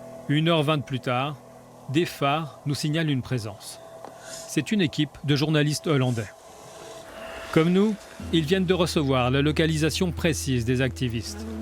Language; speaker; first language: French; native; French